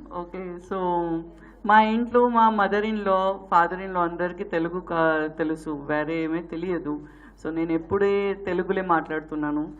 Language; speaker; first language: Telugu; non-native, local second language; Gujarati